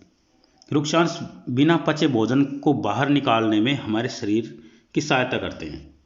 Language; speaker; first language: Hindi; native; Hindi